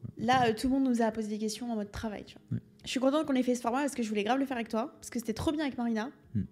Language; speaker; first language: French; native; French